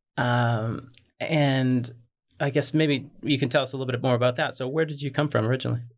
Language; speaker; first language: English; native; English